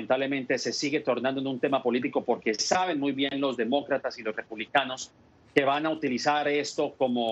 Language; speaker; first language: Spanish; native; Spanish